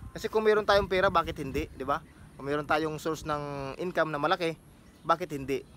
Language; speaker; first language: Filipino; non-native, local second language; Cebuano